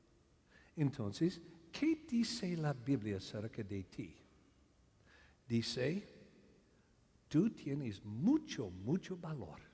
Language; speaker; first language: Spanish; non-native, learner; English